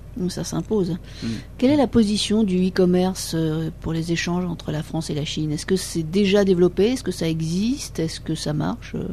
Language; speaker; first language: French; native; French